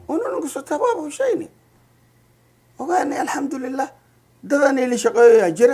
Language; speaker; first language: Somali; non-native, local second language; Maay